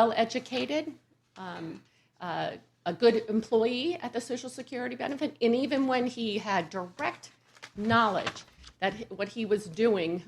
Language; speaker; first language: English; native; English